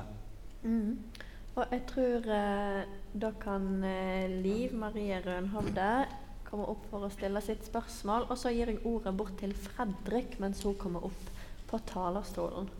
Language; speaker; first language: Norwegian; native; Norwegian